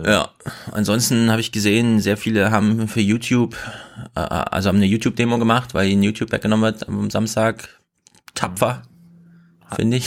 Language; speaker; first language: German; native; German